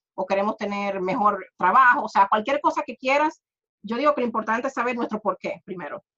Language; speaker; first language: Spanish; early bilingual, heritage; Spanish